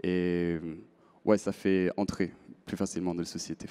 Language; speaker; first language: French; non-native, learner; Swedish